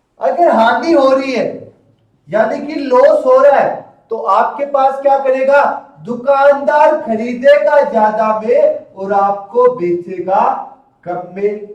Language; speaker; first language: Hindi; native; Hindi